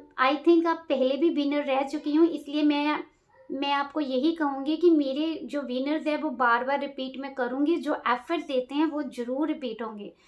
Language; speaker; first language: Hindi; native; Hindi